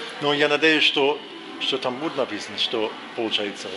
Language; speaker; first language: Russian; non-native, learner; English